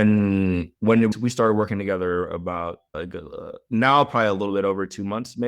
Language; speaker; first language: English; native; English